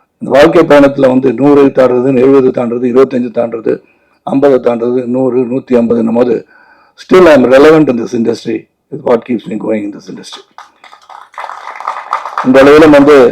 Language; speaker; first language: Tamil; native; Tamil